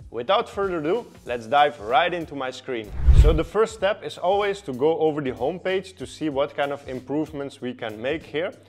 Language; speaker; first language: English; non-native, fluent; Dutch